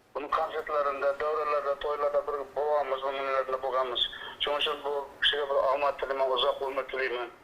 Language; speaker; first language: Uzbek; native; Uzbek